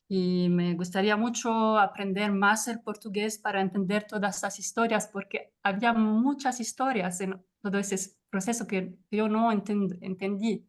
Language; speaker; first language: Spanish; non-native, fluent; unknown